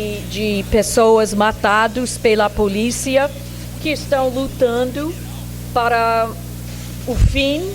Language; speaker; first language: Portuguese; non-native, fluent; English